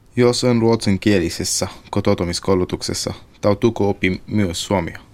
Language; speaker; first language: Finnish; non-native, learner; Arabic